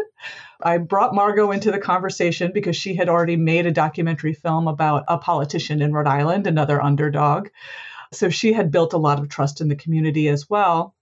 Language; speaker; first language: English; native; English